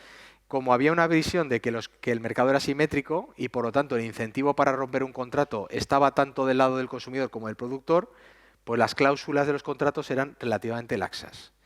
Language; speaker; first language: Spanish; native; Spanish